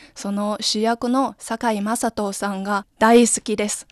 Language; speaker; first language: Japanese; non-native, learner; Chinese